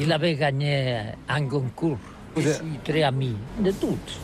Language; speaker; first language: French; non-native, local second language; Catalan